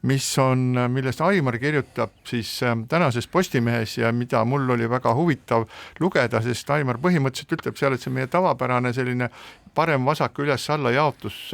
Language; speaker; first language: Estonian; native; Estonian